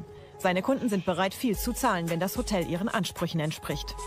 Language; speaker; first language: German; native; German